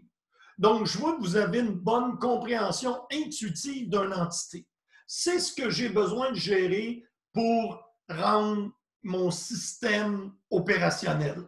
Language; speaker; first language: French; native; French